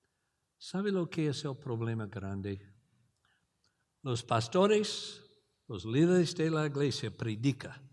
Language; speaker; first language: Spanish; non-native, learner; English